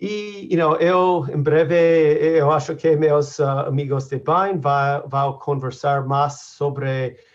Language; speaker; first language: Portuguese; non-native, learner; English